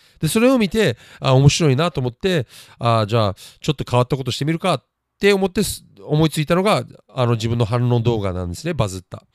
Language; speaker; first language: Japanese; native; Japanese